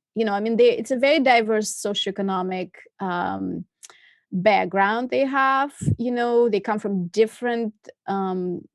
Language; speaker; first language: English; non-native, fluent; Russian